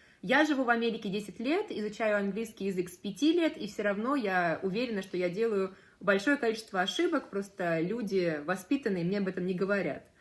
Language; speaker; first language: Russian; native; Russian